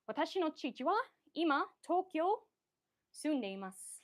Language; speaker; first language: Japanese; non-native, learner; English